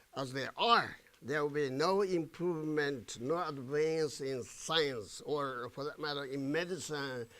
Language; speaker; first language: English; non-native, fluent; Japanese